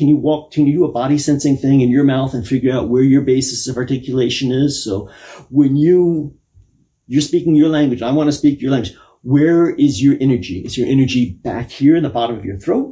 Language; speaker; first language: English; native; English